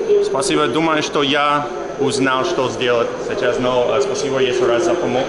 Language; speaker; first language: Russian; non-native, learner; English